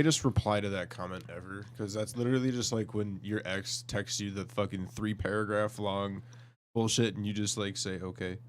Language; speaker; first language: English; native; English